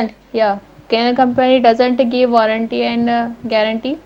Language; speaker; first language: English; non-native, learner; Hindi